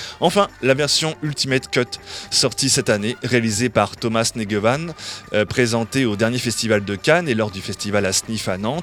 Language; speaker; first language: French; native; French